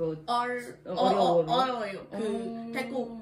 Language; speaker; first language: Korean; non-native, learner; Thai